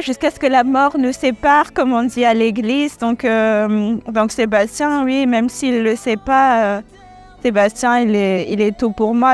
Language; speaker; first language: French; early bilingual, other home language; Malagasy